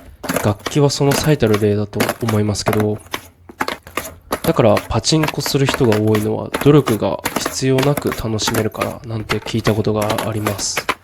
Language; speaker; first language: Japanese; native; Japanese